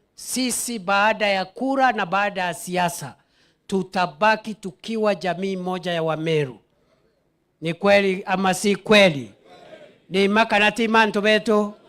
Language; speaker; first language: Swahili; non-native, local second language; Meru